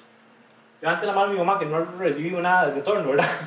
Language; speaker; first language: Spanish; native; Spanish